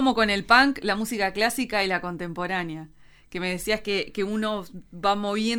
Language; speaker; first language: Spanish; native; Spanish